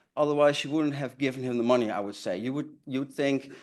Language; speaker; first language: English; non-native, fluent; Dutch